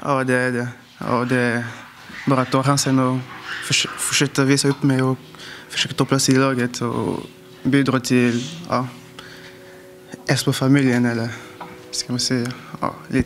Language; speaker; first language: Swedish; non-native, fluent; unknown